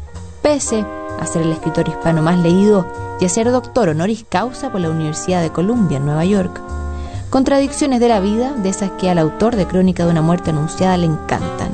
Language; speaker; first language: Spanish; native; Spanish